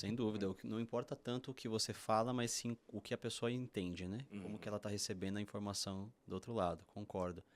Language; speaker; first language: Portuguese; native; Portuguese